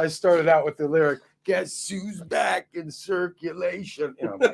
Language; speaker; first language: English; native; English